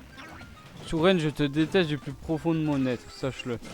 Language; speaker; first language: French; native; French